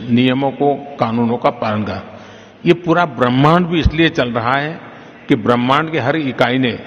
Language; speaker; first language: Hindi; non-native, local second language; Gujarati